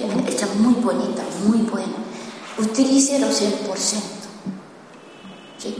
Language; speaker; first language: Spanish; non-native, learner; Japanese